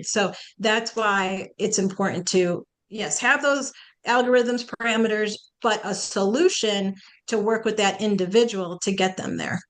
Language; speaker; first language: English; early bilingual, other home language; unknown